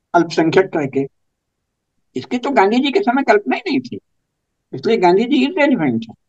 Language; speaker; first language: Hindi; native; Hindi